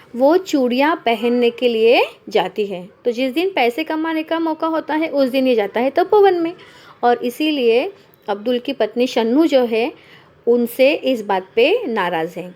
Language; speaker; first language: Hindi; non-native, local second language; Marathi